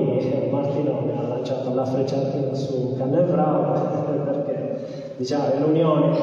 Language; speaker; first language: Italian; native; Italian